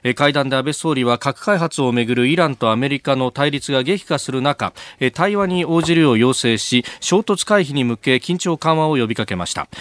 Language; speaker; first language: Japanese; native; Japanese